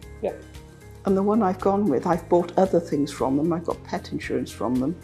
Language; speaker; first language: English; native; English